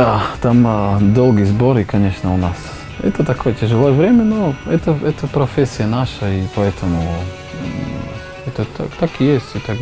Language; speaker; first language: Russian; non-native, learner; Slovak